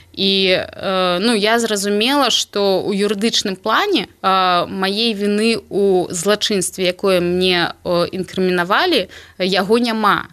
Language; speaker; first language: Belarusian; non-native, local second language; Russian